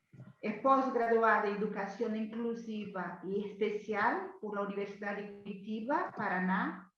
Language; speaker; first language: Spanish; non-native, fluent; Portuguese